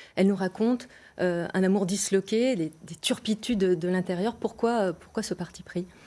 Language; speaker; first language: French; native; French